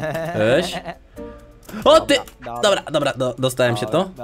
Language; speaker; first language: Polish; native; Polish